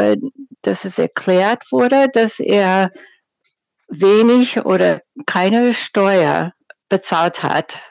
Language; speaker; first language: German; non-native, fluent; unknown